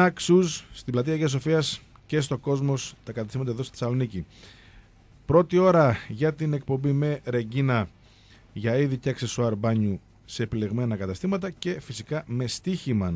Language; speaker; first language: Greek; native; Greek